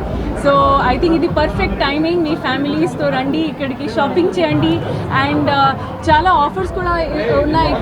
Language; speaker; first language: Telugu; non-native, fluent; Hindi